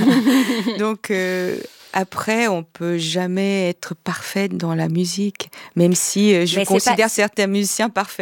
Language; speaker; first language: French; non-native, fluent; Korean